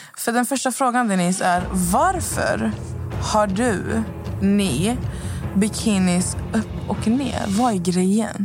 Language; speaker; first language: Swedish; native; Swedish